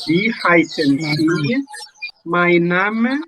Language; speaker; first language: German; non-native, fluent; Indonesian